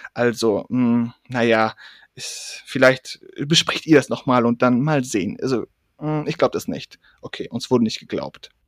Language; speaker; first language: German; early bilingual, other home language; Persian